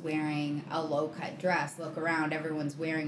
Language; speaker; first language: English; native; English